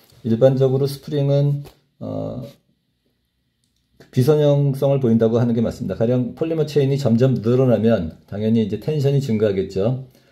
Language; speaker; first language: Korean; native; Korean